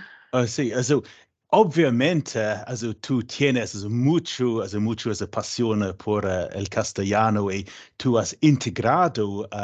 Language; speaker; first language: Spanish; non-native, learner; English